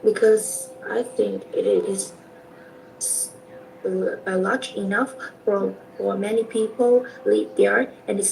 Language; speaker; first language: English; non-native, learner; Vietnamese